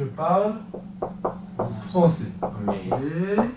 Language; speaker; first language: French; non-native, fluent; Kurdish